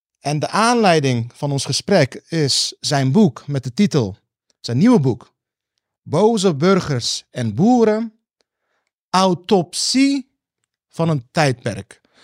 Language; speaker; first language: Dutch; native; Dutch